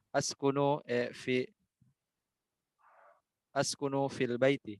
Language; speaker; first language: Arabic; non-native, learner; Indonesian